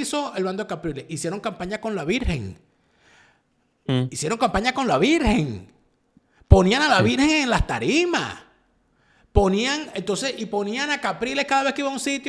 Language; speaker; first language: Spanish; native; Spanish